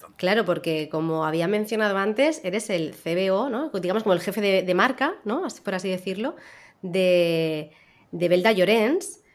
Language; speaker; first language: Spanish; native; Spanish